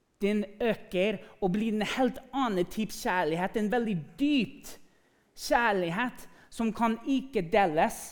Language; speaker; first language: Norwegian; non-native, fluent; English